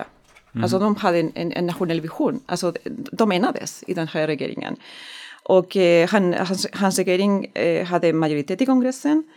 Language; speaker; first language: Swedish; non-native, learner; Spanish